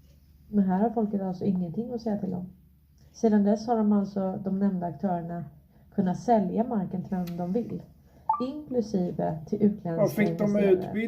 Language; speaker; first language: Swedish; native; Swedish